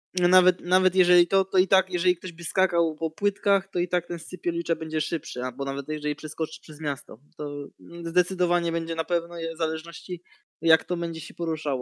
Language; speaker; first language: Polish; native; Polish